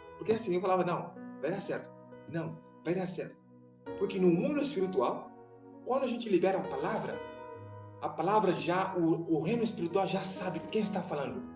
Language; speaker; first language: Portuguese; non-native, fluent; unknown